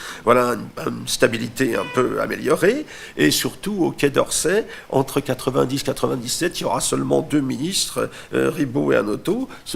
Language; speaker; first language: French; native; French